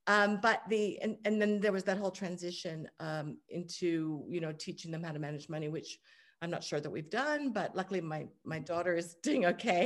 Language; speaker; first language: English; native; English